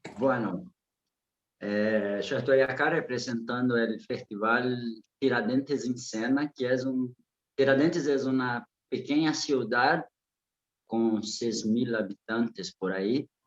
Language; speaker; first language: Spanish; non-native, fluent; Portuguese